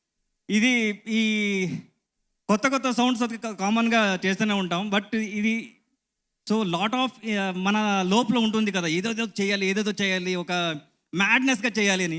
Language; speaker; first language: Telugu; non-native, learner; Kannada